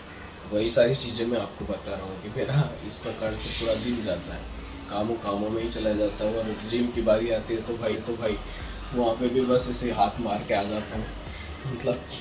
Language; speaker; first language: Hindi; native; Hindi